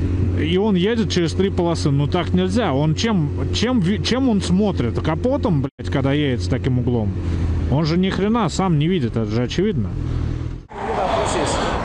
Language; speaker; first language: Russian; native; Russian